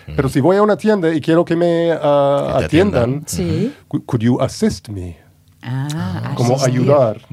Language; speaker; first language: Spanish; non-native, fluent; English